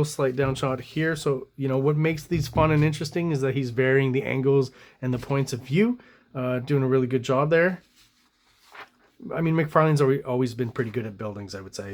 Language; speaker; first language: English; native; English